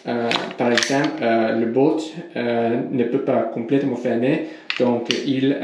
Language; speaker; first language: French; non-native, learner; English